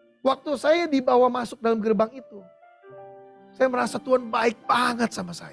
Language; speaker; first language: Indonesian; native; Indonesian